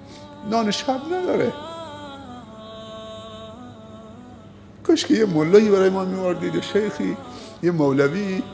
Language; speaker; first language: Persian; native; Persian